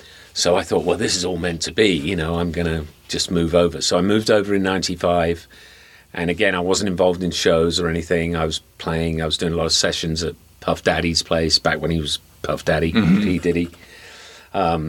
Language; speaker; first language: English; native; English